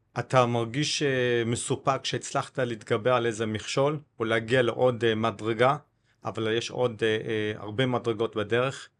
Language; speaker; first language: Hebrew; non-native, fluent; English